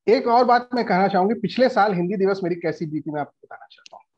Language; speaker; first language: Hindi; non-native, local second language; Bangla